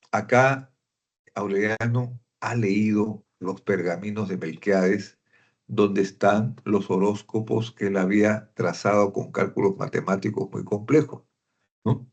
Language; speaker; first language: Spanish; native; Spanish